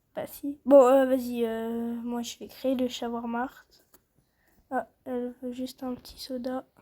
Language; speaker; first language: French; native; French